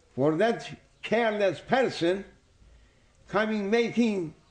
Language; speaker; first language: English; non-native, learner; Turkish